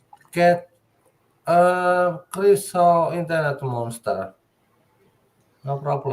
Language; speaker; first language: English; non-native, learner; Finnish